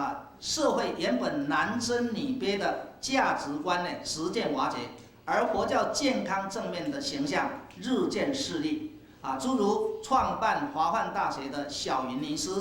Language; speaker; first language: Chinese; native; Chinese